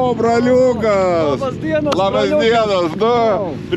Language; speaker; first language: Russian; non-native, fluent; Lithuanian